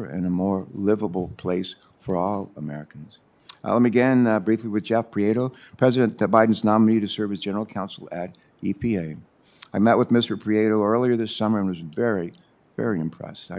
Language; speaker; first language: English; native; English